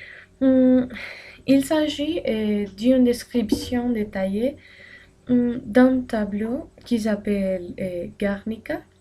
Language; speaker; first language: French; non-native, learner; Spanish